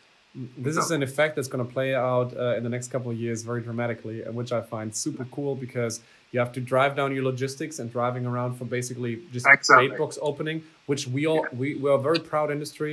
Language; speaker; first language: English; non-native, fluent; German